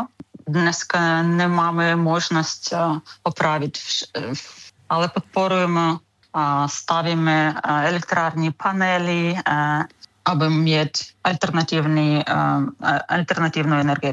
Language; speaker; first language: Czech; non-native, learner; Ukrainian